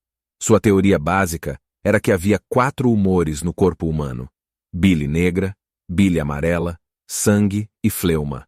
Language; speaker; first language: Portuguese; native; Portuguese